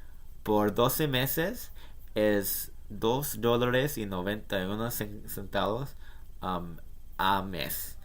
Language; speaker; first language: Spanish; non-native, learner; English